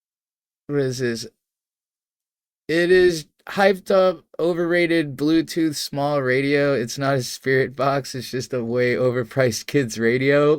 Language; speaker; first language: English; native; English